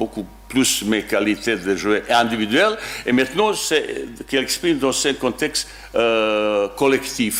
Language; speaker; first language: French; non-native, learner; Bosnian